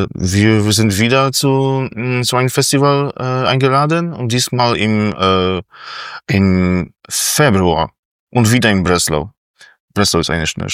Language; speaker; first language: German; non-native, fluent; Polish